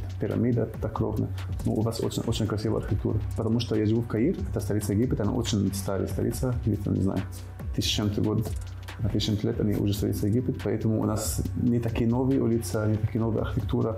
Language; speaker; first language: Russian; non-native, fluent; Arabic